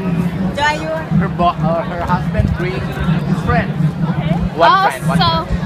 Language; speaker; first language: English; non-native, learner; Indonesian